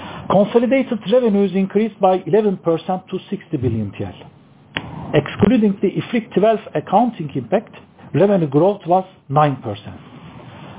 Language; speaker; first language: English; non-native, fluent; Turkish